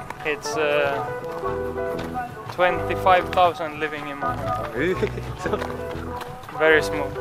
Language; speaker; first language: English; non-native, fluent; Swedish